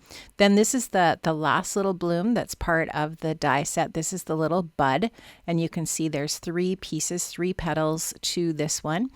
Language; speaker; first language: English; native; English